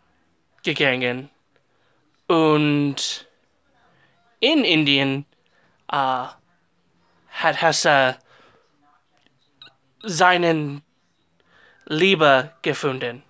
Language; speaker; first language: German; non-native, learner; English